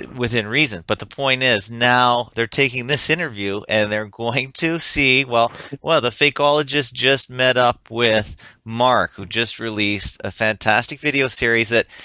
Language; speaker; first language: English; native; English